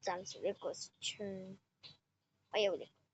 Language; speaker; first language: Chinese; native; Chinese